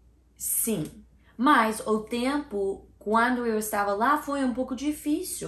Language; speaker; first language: Portuguese; non-native, learner; English